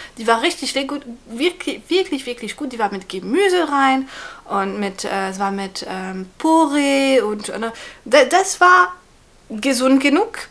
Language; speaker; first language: German; non-native, fluent; French